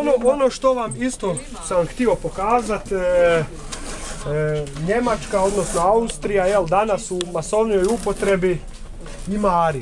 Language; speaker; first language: Croatian; native; Croatian